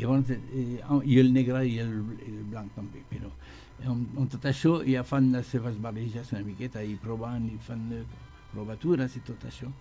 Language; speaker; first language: Catalan; non-native, learner; French